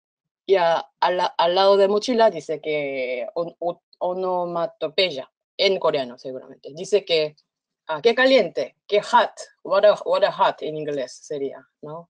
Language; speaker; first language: Spanish; non-native, fluent; Korean